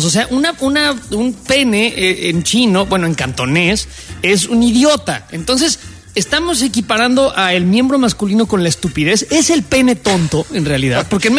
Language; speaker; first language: Spanish; native; Spanish